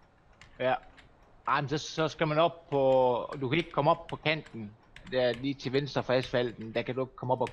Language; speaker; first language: Danish; native; Danish